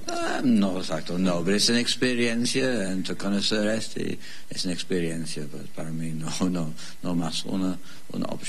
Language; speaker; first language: Spanish; non-native, learner; English